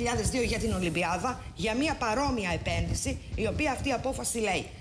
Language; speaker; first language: Greek; native; Greek